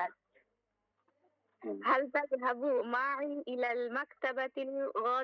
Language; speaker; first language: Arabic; non-native, learner; Bangla